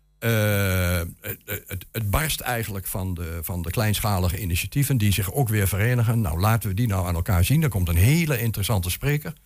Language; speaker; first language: Dutch; native; Dutch